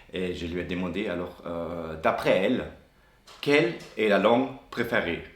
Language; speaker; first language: French; non-native, fluent; German